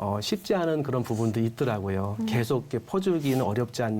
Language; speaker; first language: Korean; native; Korean